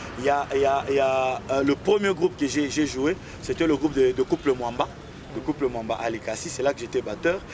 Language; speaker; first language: French; non-native, local second language; Swahili